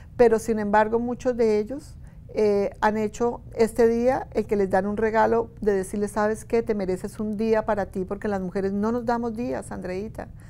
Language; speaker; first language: Spanish; native; Spanish